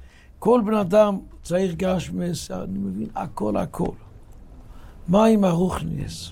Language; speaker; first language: Hebrew; non-native, local second language; Yiddish